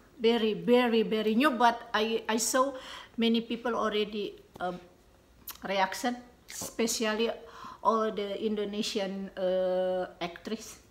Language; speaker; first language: English; non-native, learner; Indonesian